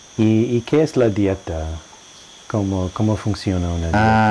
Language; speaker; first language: Spanish; non-native, fluent; English